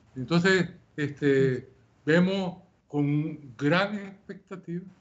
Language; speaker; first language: Spanish; native; Spanish